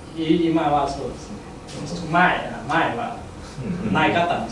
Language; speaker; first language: Japanese; non-native, learner; Vietnamese